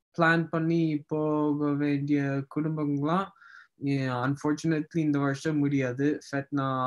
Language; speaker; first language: Tamil; early bilingual, heritage; Tamil